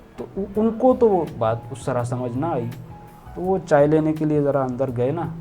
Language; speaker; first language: Urdu; non-native, local second language; Punjabi